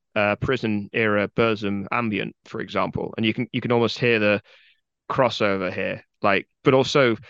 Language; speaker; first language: English; native; English